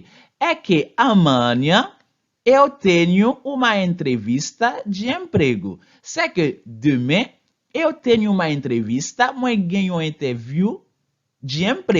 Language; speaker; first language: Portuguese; non-native, fluent; Haitian Creole